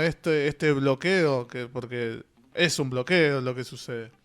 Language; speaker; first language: Spanish; native; Spanish